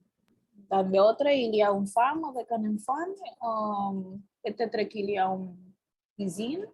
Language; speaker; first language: French; non-native, fluent; Spanish